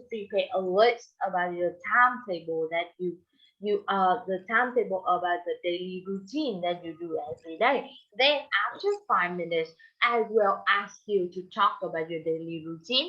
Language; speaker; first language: English; non-native, fluent; Vietnamese